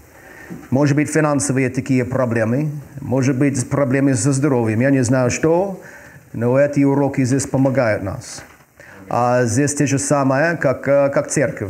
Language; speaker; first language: Russian; non-native, fluent; English